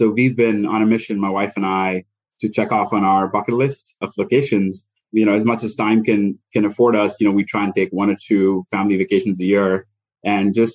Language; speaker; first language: English; non-native, local second language; Hindi